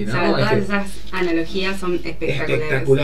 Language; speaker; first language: Spanish; native; Spanish